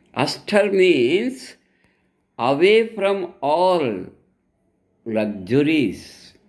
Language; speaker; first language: English; non-native, local second language; Telugu